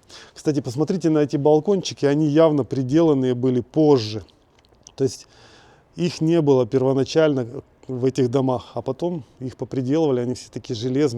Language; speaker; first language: Russian; native; Russian